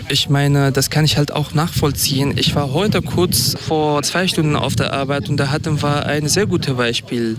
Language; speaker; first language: German; non-native, fluent; Kurdish